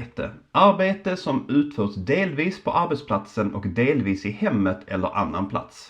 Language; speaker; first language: Swedish; native; Swedish